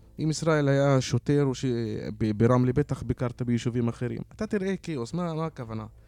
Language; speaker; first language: Hebrew; non-native, local second language; Arabic